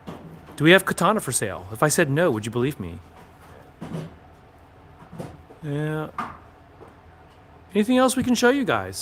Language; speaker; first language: English; native; English